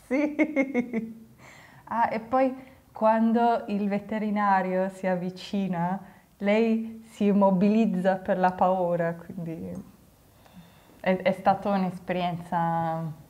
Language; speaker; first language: Italian; non-native, fluent; English